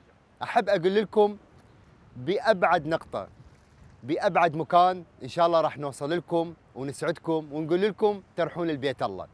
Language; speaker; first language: Arabic; native; Arabic